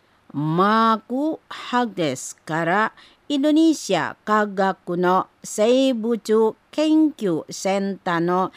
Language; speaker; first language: Japanese; non-native, fluent; Indonesian